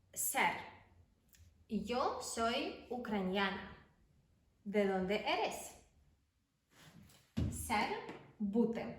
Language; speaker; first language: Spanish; non-native, fluent; Ukrainian